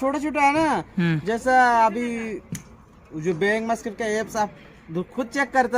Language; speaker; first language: Hindi; non-native, learner; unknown